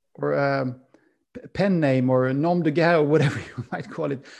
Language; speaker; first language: English; non-native, fluent; Swedish